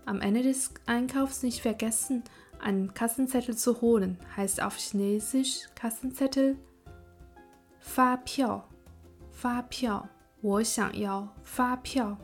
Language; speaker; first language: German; non-native, fluent; Chinese